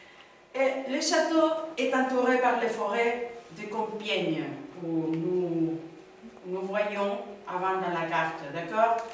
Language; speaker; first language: French; non-native, learner; Spanish